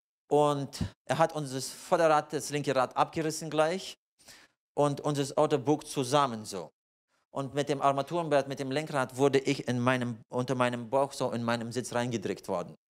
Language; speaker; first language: German; non-native, fluent; Russian